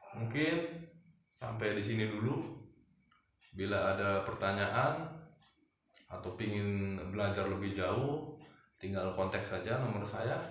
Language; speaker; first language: Indonesian; native; Indonesian